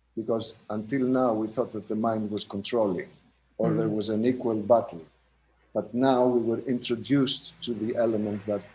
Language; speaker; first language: English; non-native, fluent; Greek